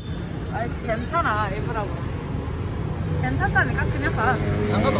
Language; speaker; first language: Korean; non-native, fluent; Indonesian